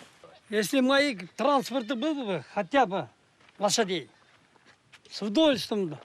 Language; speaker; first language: Russian; non-native, local second language; Kyrgyz